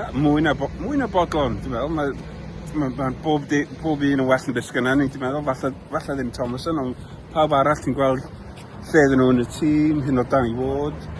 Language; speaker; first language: Welsh; native; Welsh